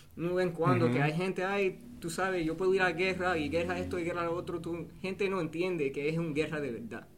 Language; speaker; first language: Spanish; early bilingual, heritage; Spanish